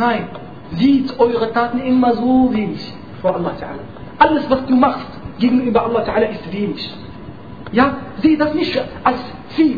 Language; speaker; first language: German; non-native, fluent; Arabic